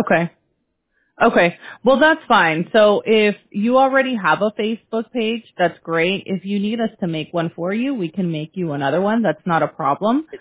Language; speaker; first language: English; early bilingual, other home language; Spanish